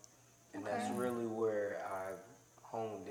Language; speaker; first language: English; native; English